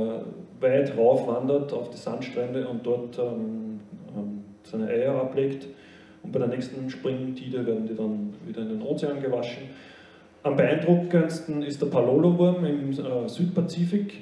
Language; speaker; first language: German; native; German